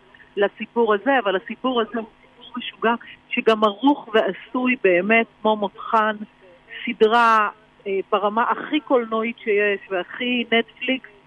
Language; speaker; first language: Hebrew; native; Hebrew